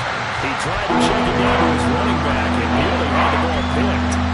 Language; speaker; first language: English; native; English